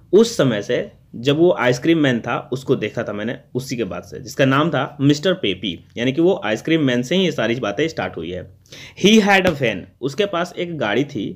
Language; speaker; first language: Hindi; native; Hindi